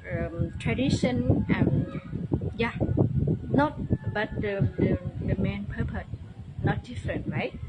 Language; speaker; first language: English; non-native, learner; Vietnamese